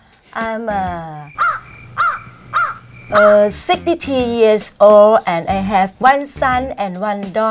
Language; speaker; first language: English; non-native, learner; Thai